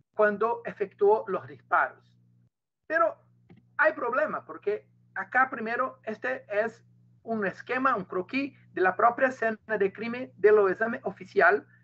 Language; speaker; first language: Spanish; non-native, learner; Portuguese